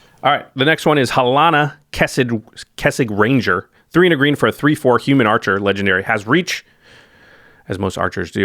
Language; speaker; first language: English; native; English